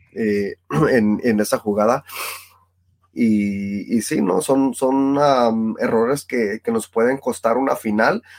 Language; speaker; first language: Spanish; early bilingual, heritage; Spanish